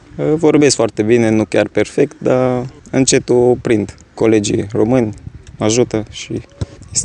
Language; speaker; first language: Romanian; early bilingual, heritage; Romanian